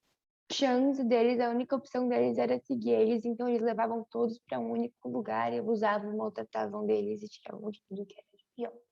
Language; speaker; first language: Portuguese; native; Portuguese